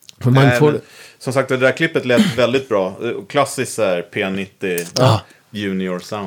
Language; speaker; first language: Swedish; native; Swedish